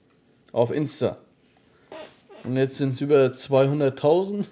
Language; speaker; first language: German; native; German